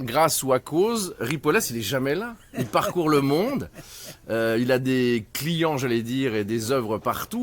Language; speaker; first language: French; native; French